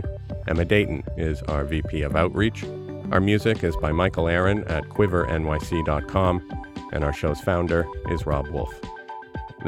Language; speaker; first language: English; native; English